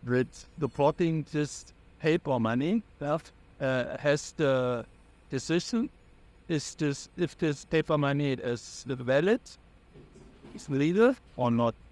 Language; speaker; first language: English; non-native, fluent; German